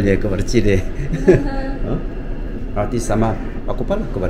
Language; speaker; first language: Russian; non-native, learner; Korean